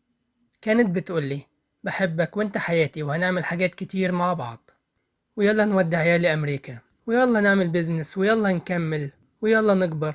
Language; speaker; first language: Arabic; native; Arabic